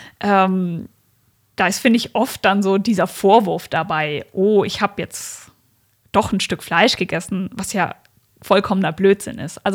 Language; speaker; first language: German; native; German